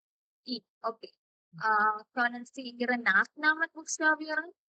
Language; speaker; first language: German; non-native, fluent; Malayalam